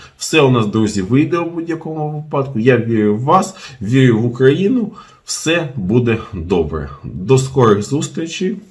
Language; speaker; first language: Ukrainian; non-native, local second language; Russian